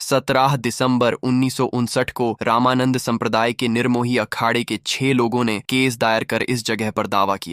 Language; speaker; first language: Hindi; native; Hindi